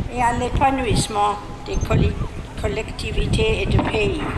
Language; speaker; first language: French; non-native, fluent; English